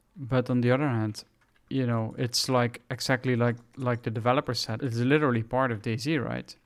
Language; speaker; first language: English; non-native, fluent; Dutch